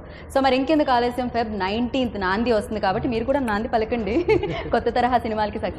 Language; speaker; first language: Telugu; native; Telugu